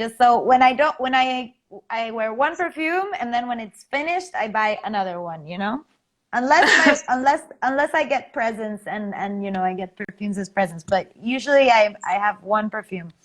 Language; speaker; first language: English; non-native, fluent; Spanish